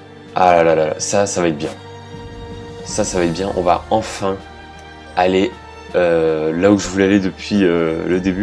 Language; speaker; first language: French; native; French